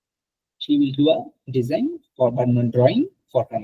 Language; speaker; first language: English; non-native, learner; Bangla